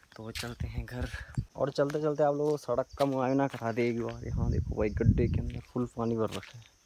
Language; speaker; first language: Hindi; native; Hindi